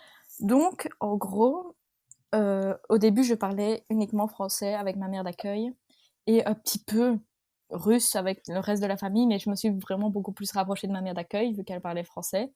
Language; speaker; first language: French; native; French